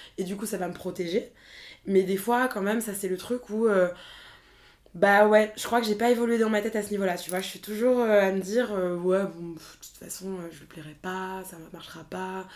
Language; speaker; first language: French; native; French